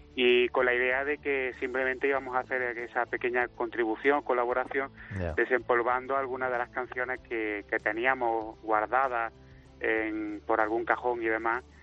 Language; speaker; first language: Spanish; native; Spanish